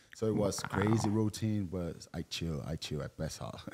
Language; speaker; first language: English; non-native, fluent; Portuguese